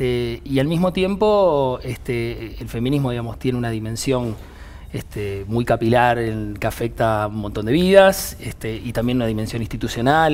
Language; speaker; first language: Spanish; native; Spanish